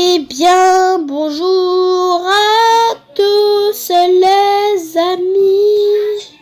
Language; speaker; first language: French; native; French